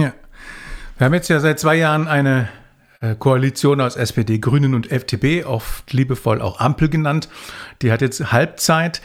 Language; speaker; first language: German; native; German